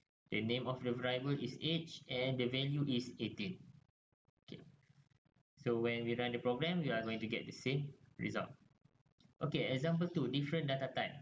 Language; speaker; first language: English; non-native, local second language; Malay